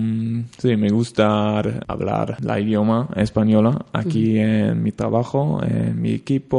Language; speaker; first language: Spanish; non-native, learner; German